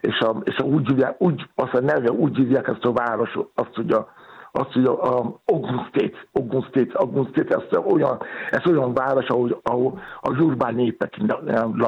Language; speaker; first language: Hungarian; non-native, learner; Yoruba